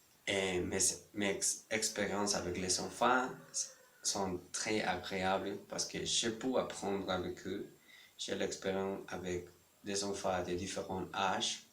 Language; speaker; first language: French; non-native, learner; Spanish